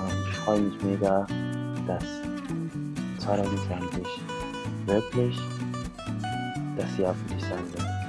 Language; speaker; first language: German; non-native, fluent; Sundanese